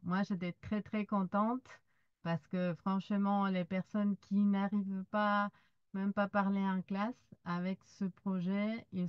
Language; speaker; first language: French; non-native, fluent; Spanish